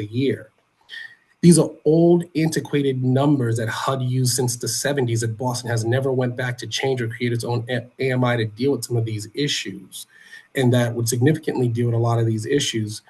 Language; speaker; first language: English; native; English